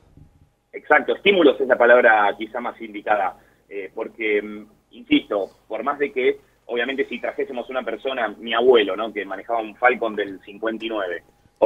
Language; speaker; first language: Spanish; native; Spanish